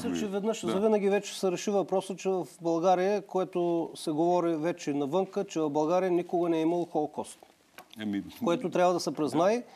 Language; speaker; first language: Bulgarian; native; Bulgarian